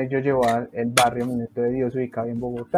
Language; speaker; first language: Spanish; native; Spanish